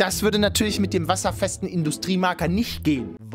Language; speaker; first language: German; native; German